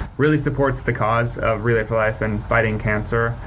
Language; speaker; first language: English; native; English